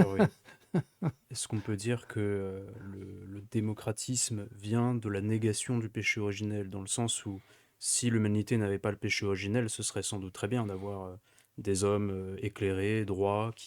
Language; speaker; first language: French; native; French